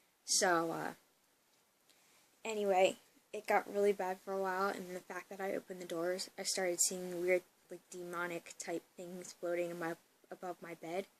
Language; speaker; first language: English; native; English